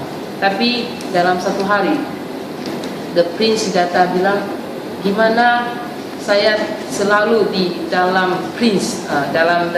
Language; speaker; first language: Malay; non-native, fluent; Chinese